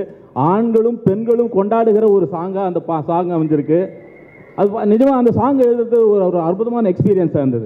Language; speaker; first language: Tamil; native; Tamil